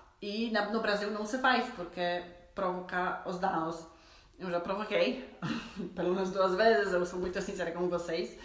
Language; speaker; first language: Portuguese; non-native, fluent; Polish